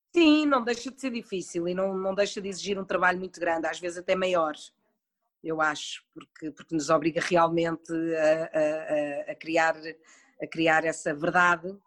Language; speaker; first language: Portuguese; native; Portuguese